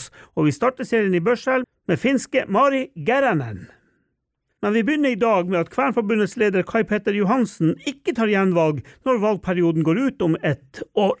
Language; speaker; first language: Norwegian; native; Norwegian